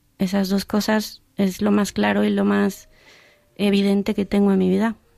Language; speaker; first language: Spanish; early bilingual, heritage; Spanish